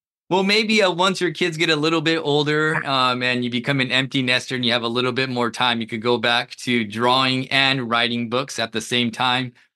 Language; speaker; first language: English; early bilingual, other home language; Japanese